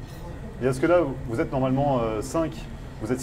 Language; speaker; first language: French; native; French